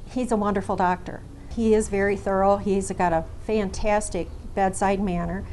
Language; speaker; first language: English; native; English